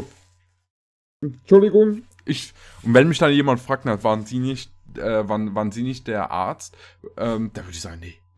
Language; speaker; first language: German; native; German